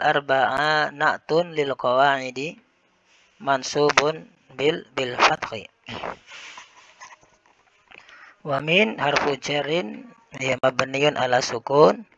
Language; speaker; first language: Arabic; non-native, fluent; Indonesian